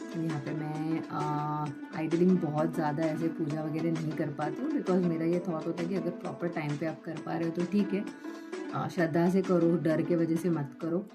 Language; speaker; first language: Hindi; non-native, local second language; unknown